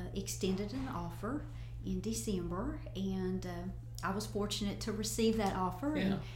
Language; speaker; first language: English; native; English